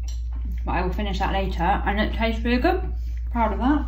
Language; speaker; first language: English; native; English